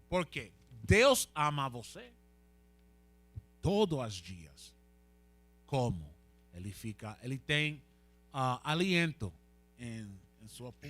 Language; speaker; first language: Portuguese; non-native, learner; Spanish